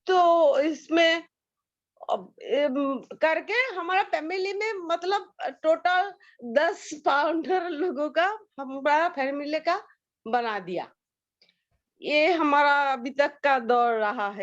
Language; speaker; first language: Hindi; non-native, local second language; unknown